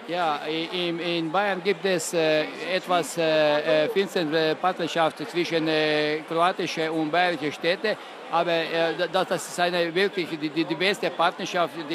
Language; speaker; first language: German; non-native, fluent; Croatian